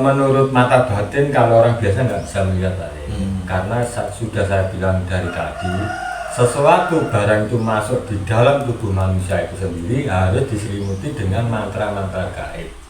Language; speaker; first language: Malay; non-native, local second language; Javanese